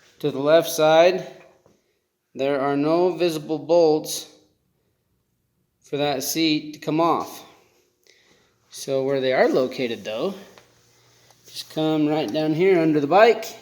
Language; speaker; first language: English; native; English